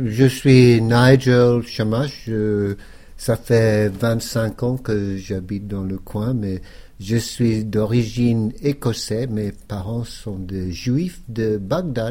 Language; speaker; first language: French; non-native, fluent; English